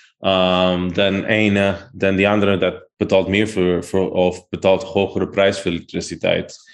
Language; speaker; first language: Dutch; non-native, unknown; Spanish